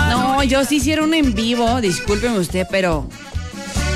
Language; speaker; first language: Spanish; native; Spanish